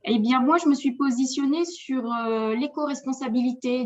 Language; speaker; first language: French; native; French